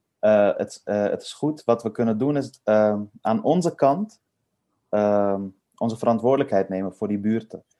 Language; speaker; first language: Dutch; early bilingual, other home language; Persian